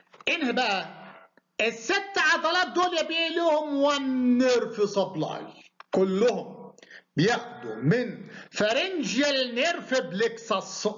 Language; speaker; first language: Arabic; native; Arabic